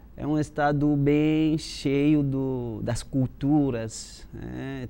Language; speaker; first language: Portuguese; non-native, fluent; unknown